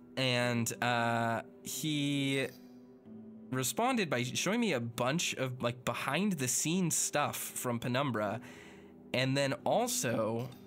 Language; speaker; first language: English; native; English